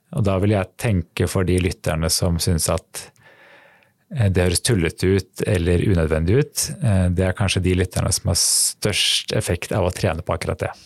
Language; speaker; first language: Norwegian; native; Norwegian